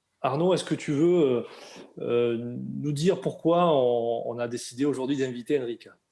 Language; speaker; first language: French; native; French